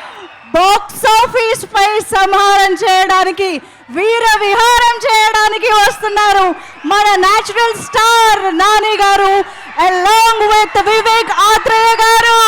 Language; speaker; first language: Telugu; native; Telugu